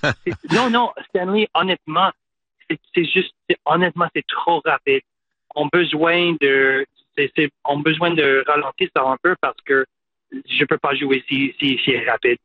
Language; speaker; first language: French; non-native, fluent; English